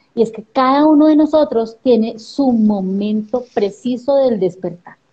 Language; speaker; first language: Spanish; native; Spanish